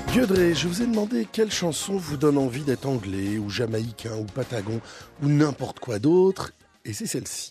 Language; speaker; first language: French; native; French